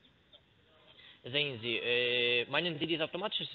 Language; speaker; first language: German; non-native, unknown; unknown